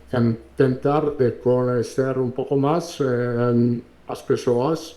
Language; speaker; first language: Portuguese; non-native, learner; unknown